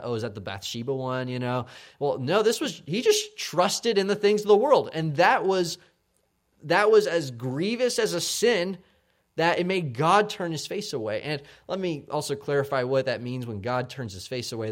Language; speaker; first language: English; native; English